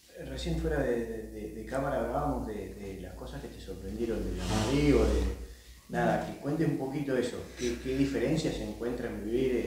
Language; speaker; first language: Spanish; native; Spanish